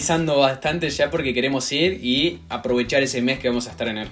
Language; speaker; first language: Spanish; native; Spanish